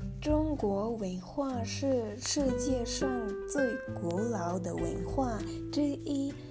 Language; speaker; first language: Chinese; non-native, learner; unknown